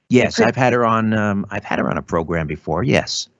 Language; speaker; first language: English; native; English